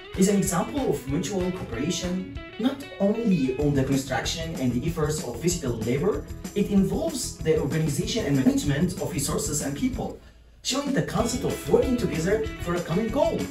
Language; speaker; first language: English; non-native, fluent; Arabic